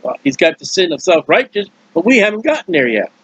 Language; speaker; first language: English; native; English